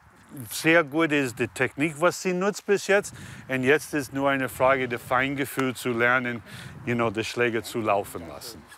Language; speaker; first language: German; native; German